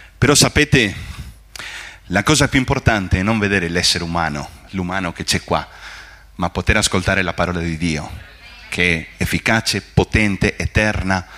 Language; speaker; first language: Italian; non-native, fluent; Spanish